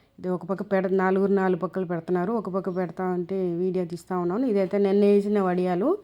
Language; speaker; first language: Telugu; non-native, local second language; Tamil